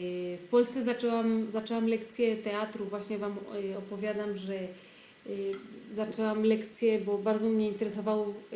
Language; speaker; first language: Polish; early bilingual, heritage; Polish